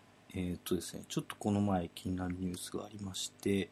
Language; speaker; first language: Japanese; native; Japanese